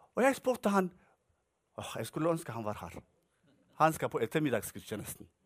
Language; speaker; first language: Norwegian; non-native, fluent; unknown